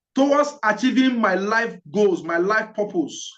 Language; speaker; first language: English; non-native, local second language; Yoruba